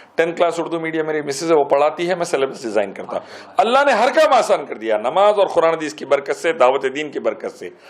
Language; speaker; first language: Urdu; native; Urdu